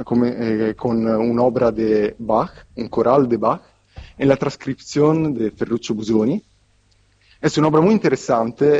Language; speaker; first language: Spanish; non-native, fluent; Italian